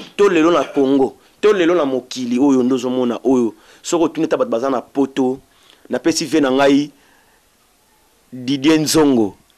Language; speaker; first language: Lingala; native; Lingala